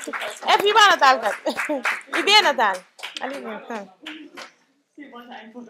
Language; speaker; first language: German; non-native, local second language; Mandingo